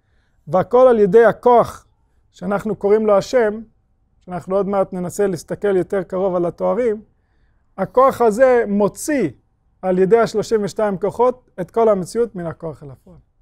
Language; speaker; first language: Hebrew; non-native, fluent; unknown